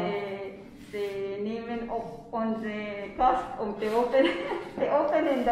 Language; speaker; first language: Dutch; non-native, learner; Filipino